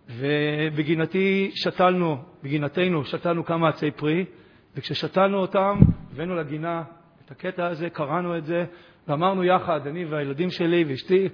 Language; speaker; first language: Hebrew; native; Hebrew